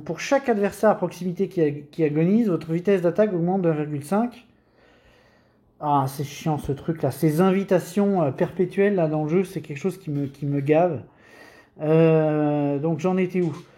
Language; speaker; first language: French; native; French